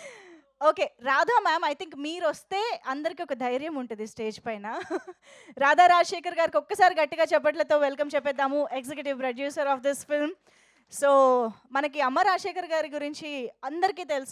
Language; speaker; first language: Telugu; native; Telugu